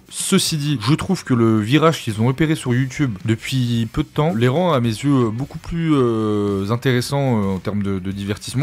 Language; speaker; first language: French; native; French